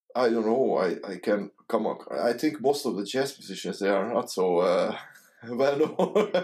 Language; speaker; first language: English; non-native, learner; Hungarian